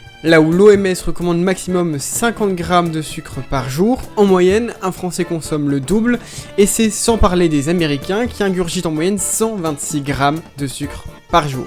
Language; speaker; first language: French; native; French